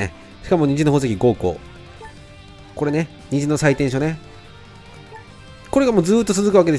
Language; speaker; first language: Japanese; native; Japanese